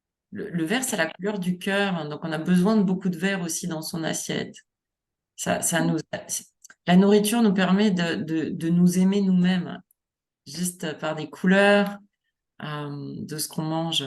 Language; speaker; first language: French; native; French